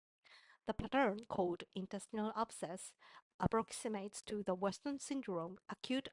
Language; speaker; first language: English; non-native, fluent; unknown